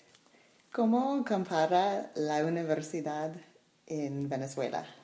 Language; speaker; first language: Spanish; non-native, learner; English